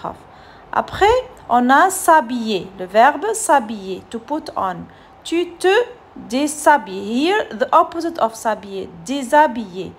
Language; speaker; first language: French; non-native, fluent; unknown